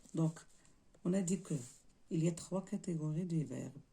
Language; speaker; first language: French; non-native, local second language; Arabic